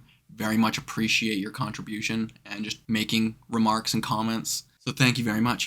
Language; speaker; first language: English; native; English